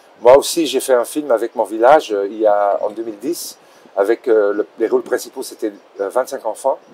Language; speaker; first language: French; non-native, local second language; Dutch